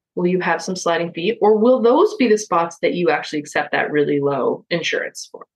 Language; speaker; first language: English; native; English